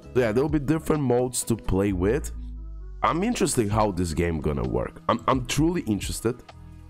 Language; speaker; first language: English; non-native, fluent; Croatian